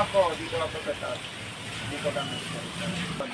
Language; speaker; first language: Filipino; non-native, learner; Punjabi